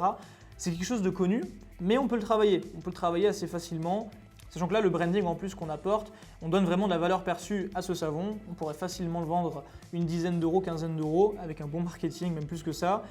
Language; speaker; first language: French; native; French